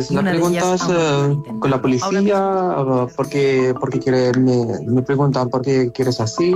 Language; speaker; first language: Spanish; non-native, learner; Arabic